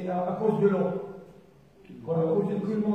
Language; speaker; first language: French; non-native, fluent; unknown